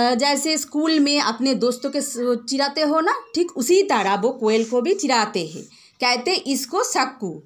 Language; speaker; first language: Hindi; non-native, local second language; Bangla